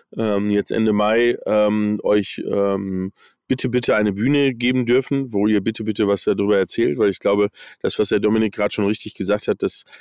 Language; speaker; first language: German; early bilingual, other home language; English